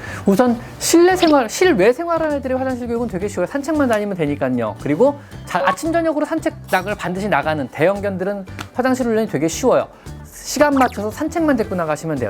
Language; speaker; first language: Korean; native; Korean